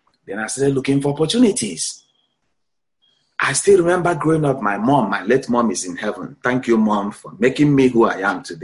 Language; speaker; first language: English; non-native, local second language; Igbo